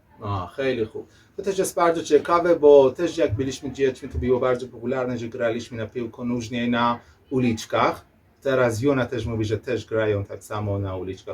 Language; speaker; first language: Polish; non-native, learner; Persian